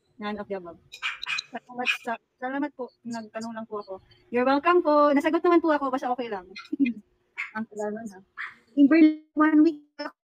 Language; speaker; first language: Filipino; non-native, local second language; Cebuano